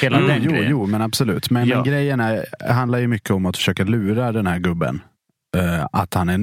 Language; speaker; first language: Swedish; native; Swedish